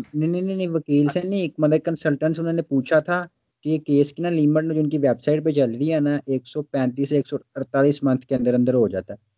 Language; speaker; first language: Urdu; non-native, local second language; Punjabi